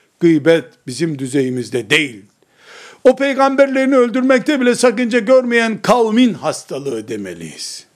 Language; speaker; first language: Turkish; native; Turkish